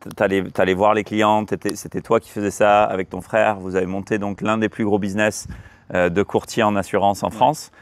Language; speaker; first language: French; native; French